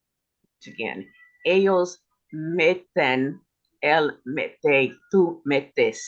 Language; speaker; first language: Spanish; non-native, learner; English